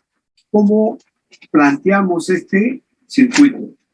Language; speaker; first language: Spanish; native; Spanish